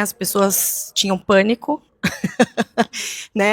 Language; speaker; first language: Portuguese; native; Portuguese